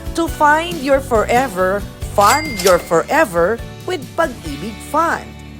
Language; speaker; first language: English; non-native, local second language; Filipino